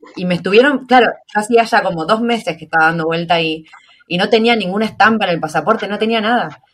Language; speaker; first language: Spanish; native; Spanish